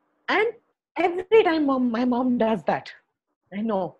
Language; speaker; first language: Hindi; early bilingual, heritage; Hindi